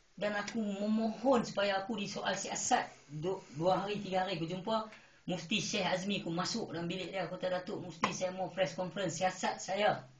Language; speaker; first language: Malay; native; Malay